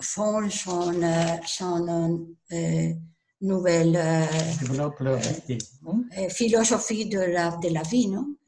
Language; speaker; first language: French; non-native, learner; Spanish